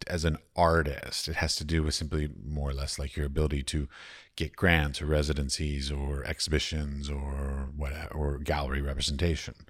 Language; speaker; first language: English; native; English